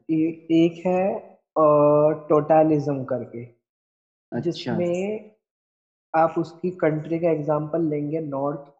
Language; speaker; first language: Hindi; native; Hindi